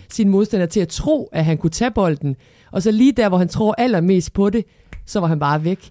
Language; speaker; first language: Danish; early bilingual, other home language; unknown